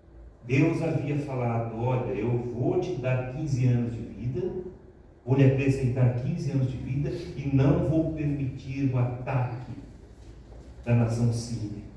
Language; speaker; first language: Portuguese; native; Portuguese